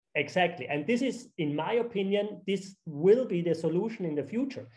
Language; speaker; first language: English; non-native, fluent; German